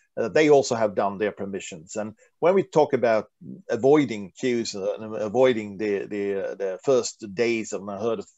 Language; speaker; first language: English; non-native, fluent; Swedish